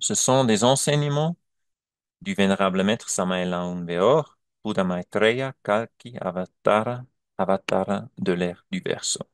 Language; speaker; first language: French; non-native, learner; German